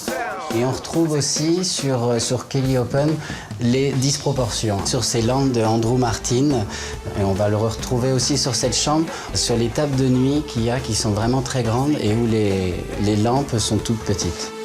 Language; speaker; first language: French; native; French